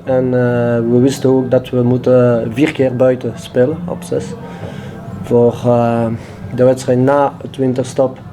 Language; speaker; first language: Dutch; non-native, learner; French